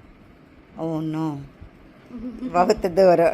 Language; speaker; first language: Hindi; non-native, local second language; Telugu